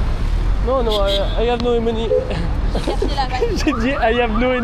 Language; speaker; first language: English; non-native, learner; French